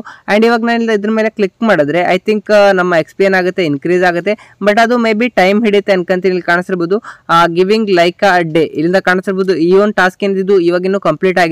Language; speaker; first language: Kannada; native; Kannada